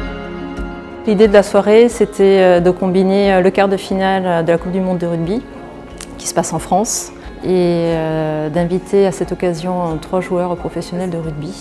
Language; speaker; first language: French; native; French